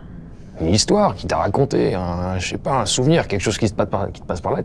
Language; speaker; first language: French; native; French